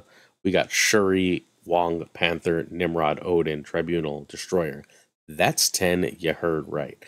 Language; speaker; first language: English; native; English